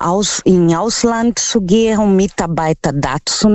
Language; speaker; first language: German; non-native, learner; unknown